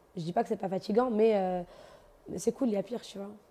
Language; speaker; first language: French; native; French